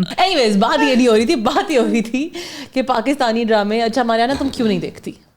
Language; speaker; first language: Urdu; native; Urdu